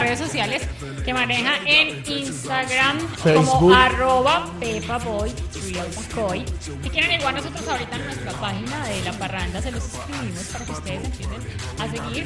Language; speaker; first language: Spanish; native; Spanish